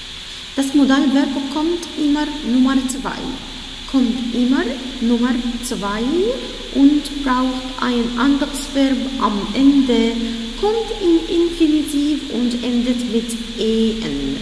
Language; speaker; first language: German; non-native, fluent; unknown